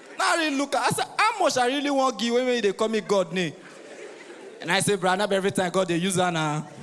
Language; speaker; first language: Nigerian Pidgin; native; Nigerian Pidgin